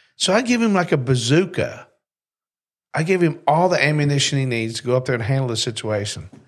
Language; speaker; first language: English; native; English